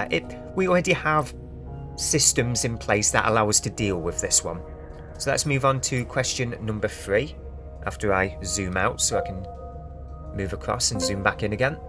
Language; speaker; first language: English; native; English